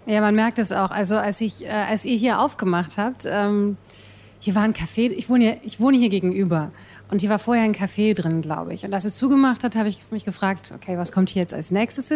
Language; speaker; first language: German; native; German